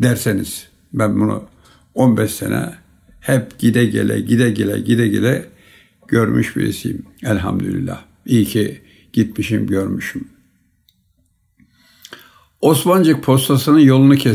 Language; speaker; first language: Turkish; native; Turkish